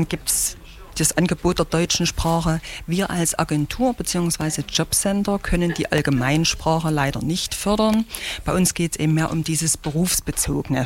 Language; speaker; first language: German; native; German